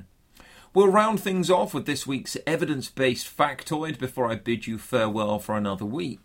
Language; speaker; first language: English; native; English